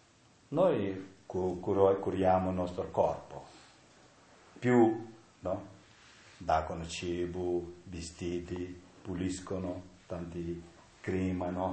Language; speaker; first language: Italian; non-native, learner; Tibetan